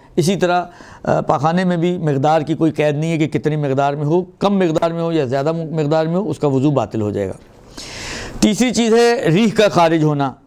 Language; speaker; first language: Urdu; non-native, local second language; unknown